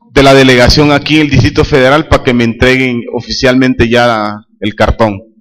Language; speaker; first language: Spanish; native; Spanish